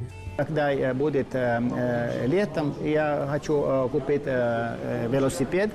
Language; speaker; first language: Russian; non-native, learner; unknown